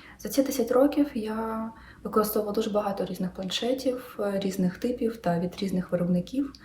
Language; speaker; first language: Ukrainian; native; Ukrainian